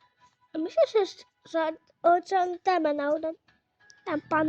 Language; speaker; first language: Finnish; native; Finnish